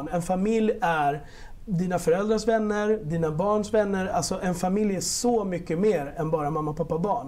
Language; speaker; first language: Swedish; early bilingual, other home language; Spanish